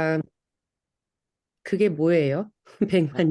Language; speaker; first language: Korean; early bilingual, heritage; Korean